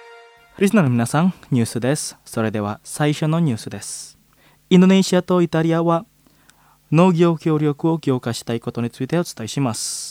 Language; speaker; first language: Japanese; non-native, fluent; Indonesian